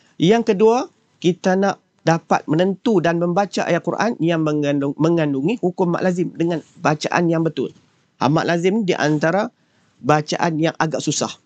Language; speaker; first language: Malay; native; Malay